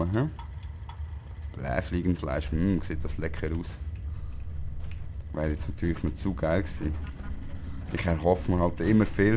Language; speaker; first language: German; native; German